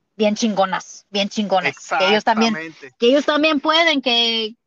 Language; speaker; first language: Spanish; early bilingual, heritage; Spanish